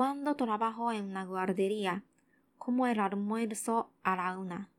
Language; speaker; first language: Spanish; non-native, learner; Japanese